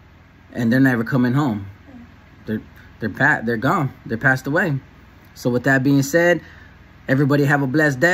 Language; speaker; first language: English; native; English